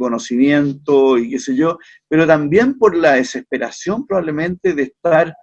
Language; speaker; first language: Spanish; native; Spanish